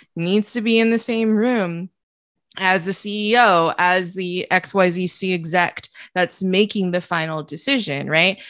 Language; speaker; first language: English; early bilingual, other home language; Chinese